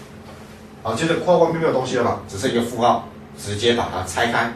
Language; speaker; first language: Chinese; native; Chinese